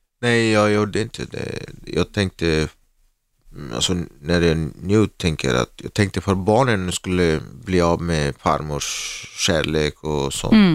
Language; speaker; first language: Swedish; non-native, learner; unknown